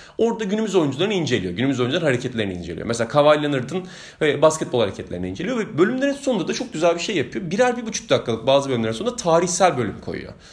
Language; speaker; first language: Turkish; native; Turkish